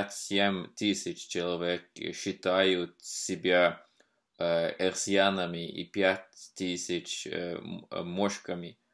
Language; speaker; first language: Russian; non-native, fluent; Norwegian